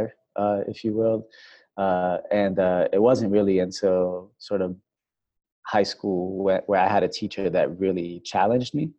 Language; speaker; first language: English; native; English